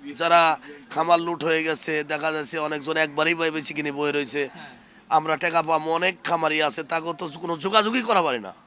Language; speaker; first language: Bangla; native; Bangla